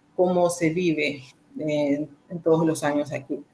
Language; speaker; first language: Spanish; native; Spanish